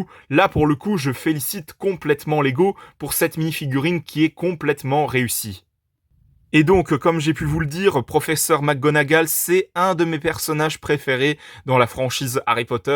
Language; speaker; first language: French; native; French